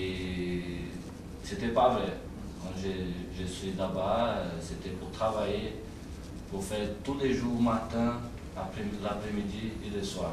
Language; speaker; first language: French; non-native, learner; Portuguese